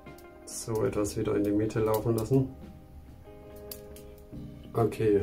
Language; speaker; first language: German; native; German